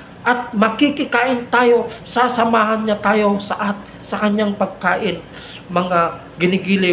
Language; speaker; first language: Filipino; native; Filipino